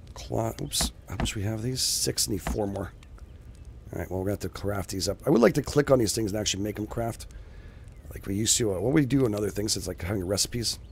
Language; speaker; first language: English; native; English